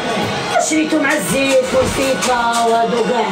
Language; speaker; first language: Arabic; native; Arabic